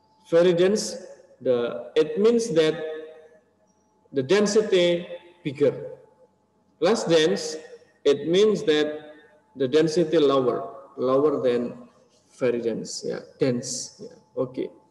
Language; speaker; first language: English; non-native, learner; Indonesian